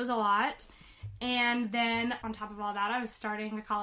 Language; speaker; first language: English; native; English